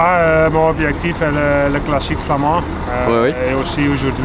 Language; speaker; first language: French; non-native, local second language; Dutch